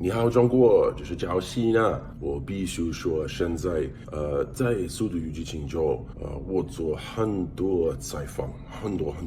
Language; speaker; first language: Chinese; non-native, learner; English